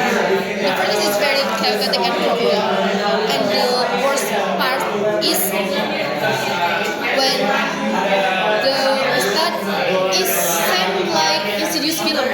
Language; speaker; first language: English; non-native, learner; Indonesian